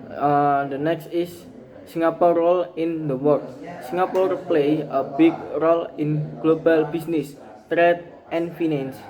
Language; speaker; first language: English; non-native, learner; Indonesian